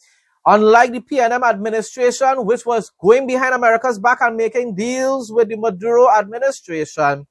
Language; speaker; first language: English; native; English